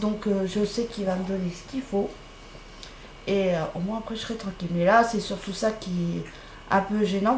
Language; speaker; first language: French; native; French